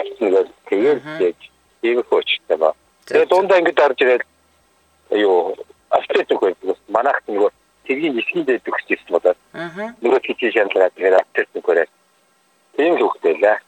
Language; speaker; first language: Mongolian; native; Mongolian